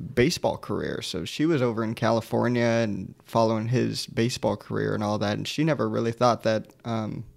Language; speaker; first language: English; native; English